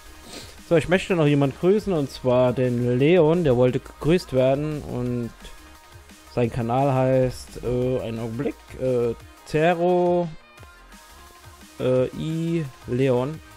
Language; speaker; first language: German; native; German